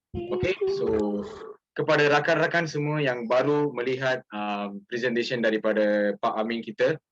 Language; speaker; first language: Malay; non-native, local second language; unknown